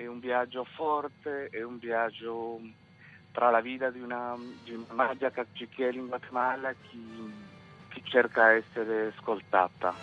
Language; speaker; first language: Italian; non-native, fluent; Spanish